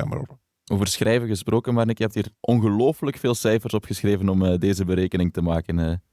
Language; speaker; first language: Dutch; native; Dutch